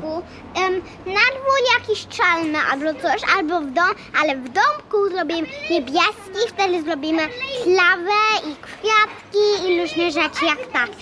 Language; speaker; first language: Polish; early bilingual, heritage; Polish